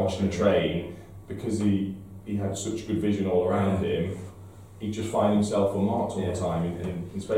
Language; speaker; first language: English; native; English